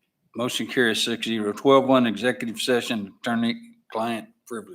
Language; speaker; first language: English; native; English